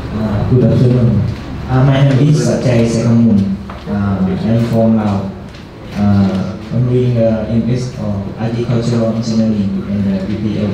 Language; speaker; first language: English; non-native, learner; Lao